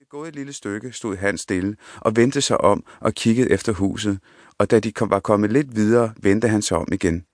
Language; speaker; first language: Danish; early bilingual, other home language; Punjabi